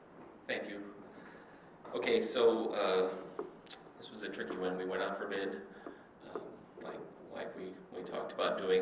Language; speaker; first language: English; native; English